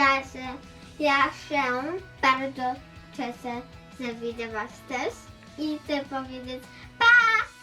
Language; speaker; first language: Polish; early bilingual, heritage; Polish